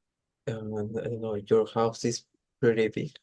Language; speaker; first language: English; non-native, learner; Spanish